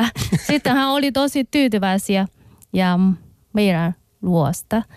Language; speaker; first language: Finnish; non-native, learner; Chinese